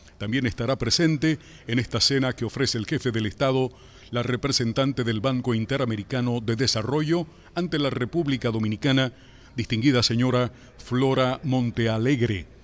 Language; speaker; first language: Spanish; native; Spanish